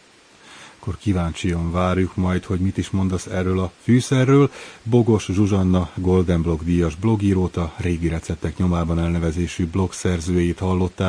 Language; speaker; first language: Hungarian; native; Hungarian